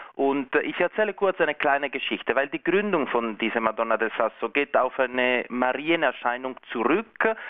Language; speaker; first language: German; non-native, local second language; Italian